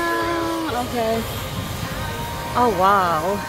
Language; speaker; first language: English; non-native, learner; Filipino